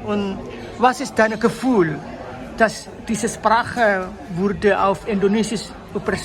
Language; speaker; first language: German; non-native, learner; Indonesian